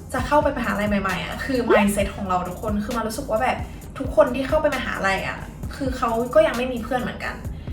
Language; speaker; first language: Thai; native; Thai